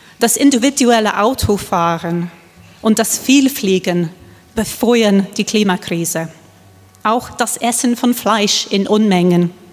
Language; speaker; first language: German; non-native, fluent; English